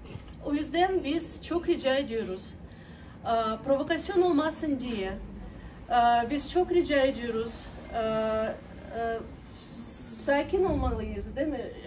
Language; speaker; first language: Turkish; non-native, learner; Ukrainian